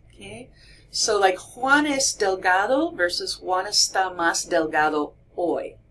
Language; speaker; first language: Spanish; non-native, fluent; English